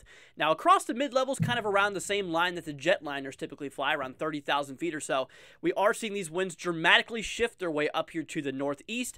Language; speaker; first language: English; native; English